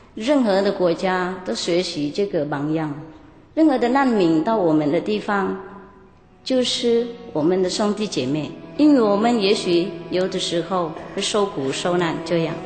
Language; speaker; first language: Chinese; non-native, fluent; Vietnamese